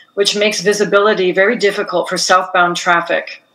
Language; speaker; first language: English; native; English